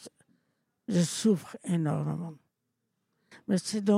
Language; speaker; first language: French; non-native, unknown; Persian